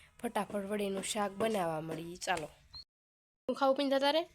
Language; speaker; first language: Gujarati; native; Gujarati